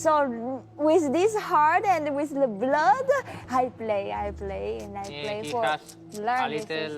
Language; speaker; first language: English; non-native, learner; Chinese